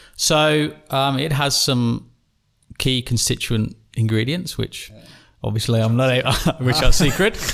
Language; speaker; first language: English; native; English